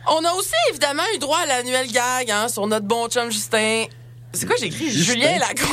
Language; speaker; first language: French; native; French